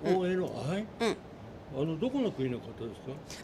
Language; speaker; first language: Japanese; native; Japanese